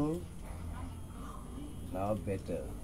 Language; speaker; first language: English; non-native, learner; Balinese